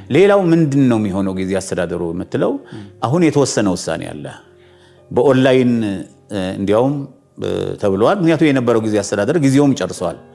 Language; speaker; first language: Amharic; non-native, local second language; Tigrinya